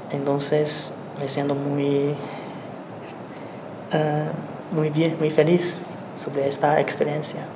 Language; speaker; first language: Spanish; non-native, learner; Chinese